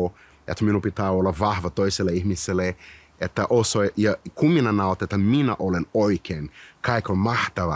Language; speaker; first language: Finnish; non-native, fluent; Portuguese